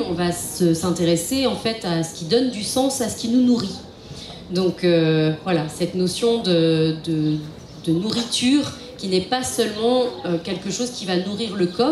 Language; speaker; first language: French; native; French